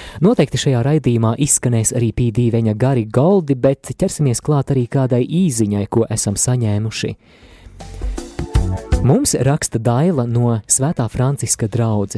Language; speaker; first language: Latvian; native; Latvian